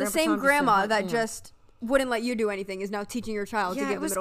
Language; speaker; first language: English; native; English